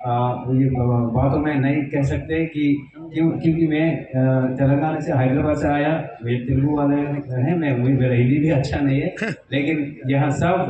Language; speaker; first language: Hindi; non-native, local second language; Telugu